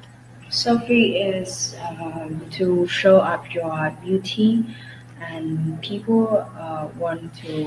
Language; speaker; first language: English; non-native, learner; Vietnamese